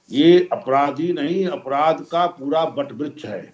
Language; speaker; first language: Hindi; native; Hindi